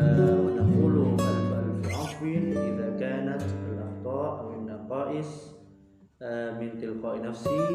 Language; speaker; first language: Arabic; non-native, fluent; Indonesian